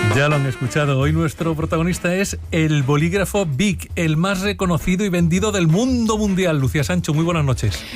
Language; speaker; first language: Spanish; native; Spanish